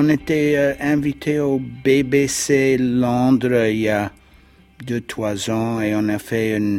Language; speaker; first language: French; non-native, fluent; English